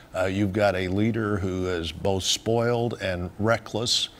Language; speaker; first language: English; native; English